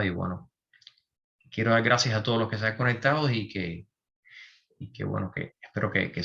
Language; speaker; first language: Spanish; native; Spanish